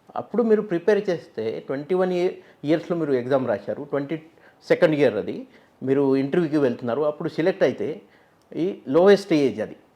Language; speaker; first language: Telugu; non-native, fluent; Marathi